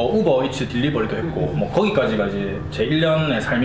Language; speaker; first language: Korean; native; Korean